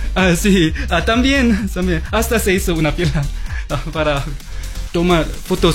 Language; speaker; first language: Spanish; non-native, learner; Korean